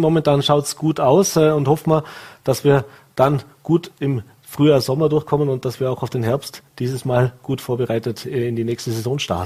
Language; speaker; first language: German; native; German